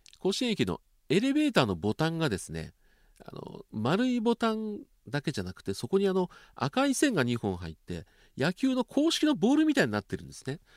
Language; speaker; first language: Japanese; native; Japanese